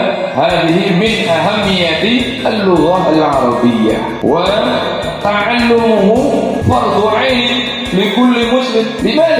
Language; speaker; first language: Arabic; non-native, fluent; Indonesian